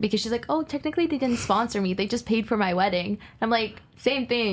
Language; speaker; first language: English; native; English